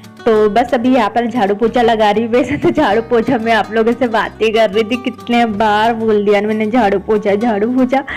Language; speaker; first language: Hindi; native; Hindi